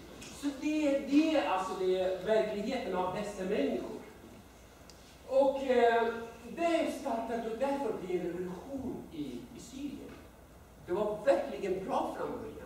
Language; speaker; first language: Swedish; non-native, fluent; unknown